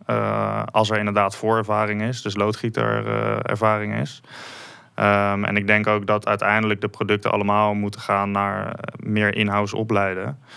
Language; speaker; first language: Dutch; native; Dutch